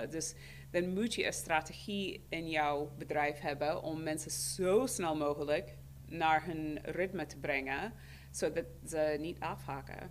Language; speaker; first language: Dutch; non-native, fluent; English